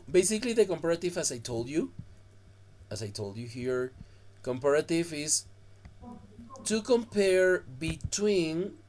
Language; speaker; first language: English; non-native, fluent; Spanish